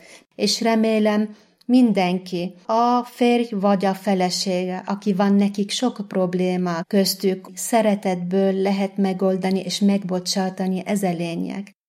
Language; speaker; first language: Hungarian; non-native, learner; Arabic